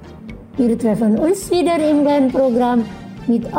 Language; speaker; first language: German; non-native, local second language; Indonesian